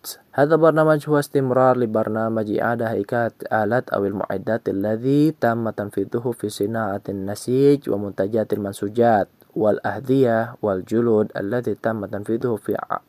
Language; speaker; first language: Arabic; non-native, fluent; Indonesian